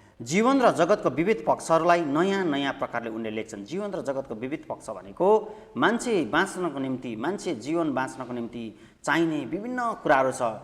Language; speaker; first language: Nepali; native; Nepali